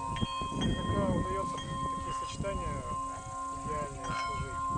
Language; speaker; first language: Russian; native; Russian